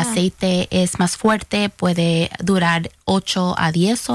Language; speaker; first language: Spanish; early bilingual, heritage; Spanish